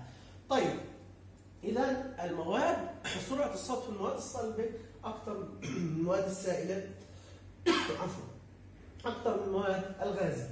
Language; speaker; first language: Arabic; native; Arabic